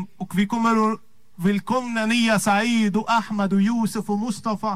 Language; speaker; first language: Swedish; non-native, fluent; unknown